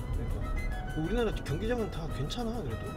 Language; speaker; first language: Korean; native; Korean